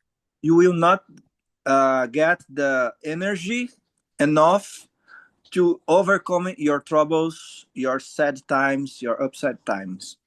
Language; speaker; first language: English; non-native, learner; Portuguese